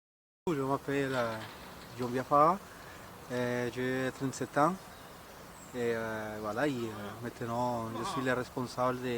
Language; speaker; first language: French; non-native, learner; Spanish